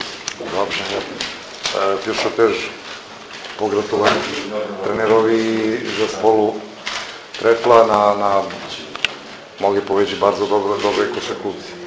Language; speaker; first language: Polish; non-native, fluent; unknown